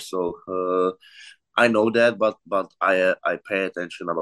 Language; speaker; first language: English; non-native, learner; Czech